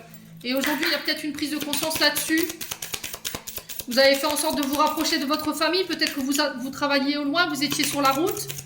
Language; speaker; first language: French; native; French